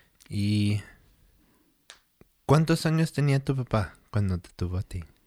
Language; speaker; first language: Spanish; early bilingual, heritage; Spanish